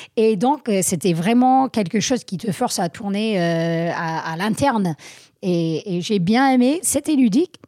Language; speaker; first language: French; non-native, fluent; English